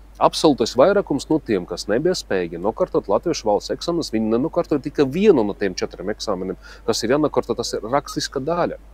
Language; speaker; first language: Latvian; non-native, local second language; Russian